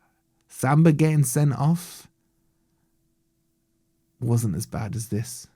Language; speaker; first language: English; native; English